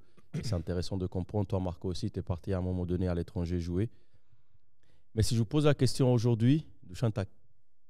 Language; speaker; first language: French; native; French